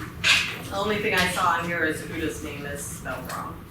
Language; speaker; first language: English; native; English